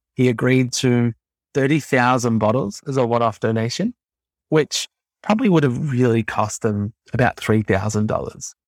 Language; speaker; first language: English; native; English